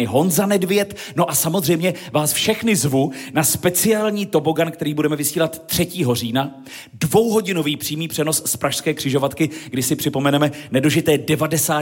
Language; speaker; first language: Czech; native; Czech